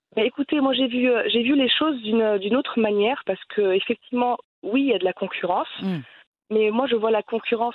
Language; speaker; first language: French; native; French